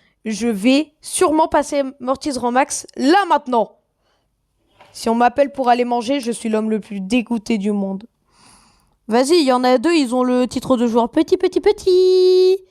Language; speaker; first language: French; native; French